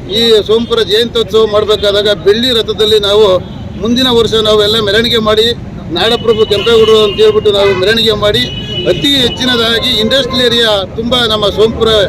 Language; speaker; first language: Kannada; native; Kannada